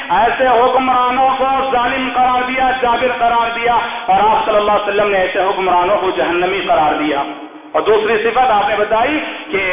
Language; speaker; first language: Urdu; native; Urdu